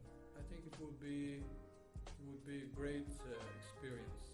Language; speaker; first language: English; non-native, fluent; Arabic